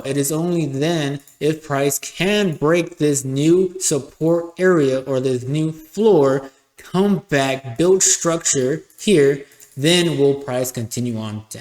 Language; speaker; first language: English; native; English